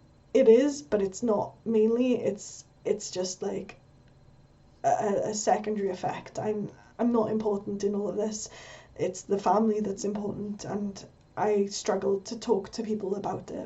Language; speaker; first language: English; native; English